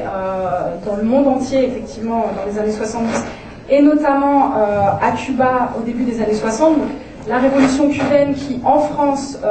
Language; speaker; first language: French; native; French